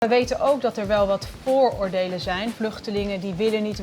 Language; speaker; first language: Dutch; native; Dutch